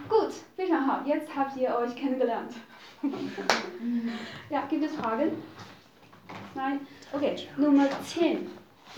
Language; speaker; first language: German; non-native, fluent; Chinese